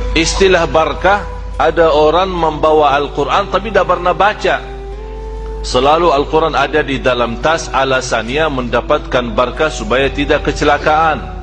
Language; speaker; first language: Malay; non-native, fluent; Arabic